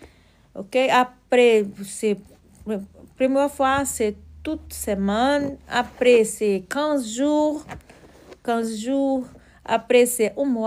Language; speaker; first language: French; non-native, learner; Portuguese